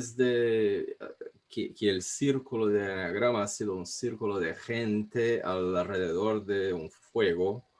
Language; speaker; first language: Spanish; non-native, fluent; Portuguese